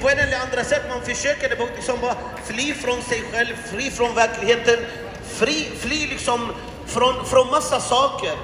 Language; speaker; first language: Swedish; non-native, fluent; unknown